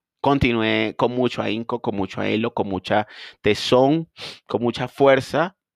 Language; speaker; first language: Spanish; native; Spanish